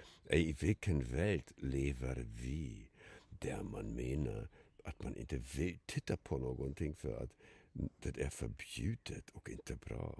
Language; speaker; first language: Swedish; non-native, fluent; German